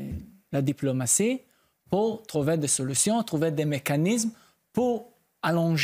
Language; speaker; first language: French; non-native, fluent; Hebrew